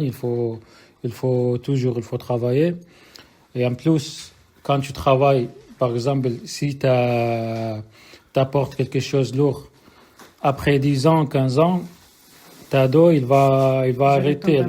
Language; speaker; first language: French; non-native, learner; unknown